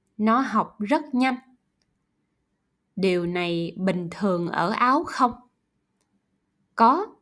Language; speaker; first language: Vietnamese; non-native, learner; German